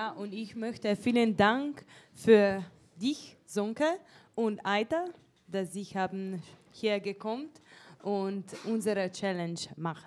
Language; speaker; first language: German; non-native, learner; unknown